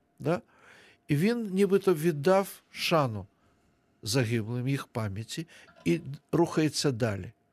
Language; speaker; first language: Ukrainian; non-native, local second language; Russian